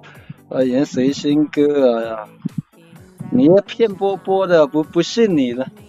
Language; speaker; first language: Chinese; native; Chinese